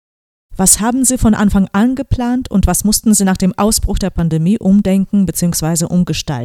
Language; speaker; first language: German; native; German